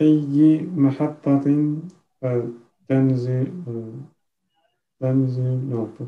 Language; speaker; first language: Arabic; non-native, learner; French